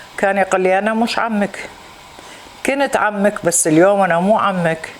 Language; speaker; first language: Arabic; native; Arabic